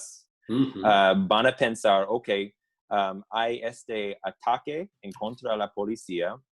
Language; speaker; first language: Spanish; non-native, fluent; English